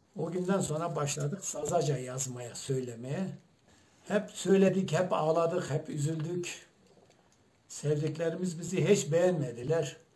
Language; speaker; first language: Turkish; non-native, local second language; Zaza